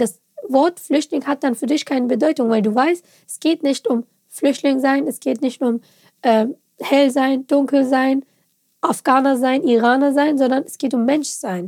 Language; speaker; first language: German; early bilingual, other home language; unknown